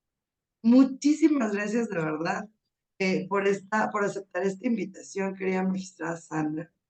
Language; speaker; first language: Spanish; native; Spanish